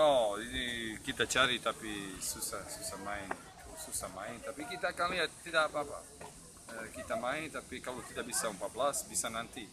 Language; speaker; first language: Indonesian; non-native, learner; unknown